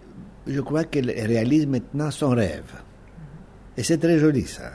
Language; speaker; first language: French; non-native, fluent; Greek